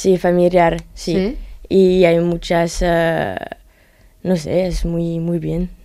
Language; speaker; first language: Spanish; non-native, learner; French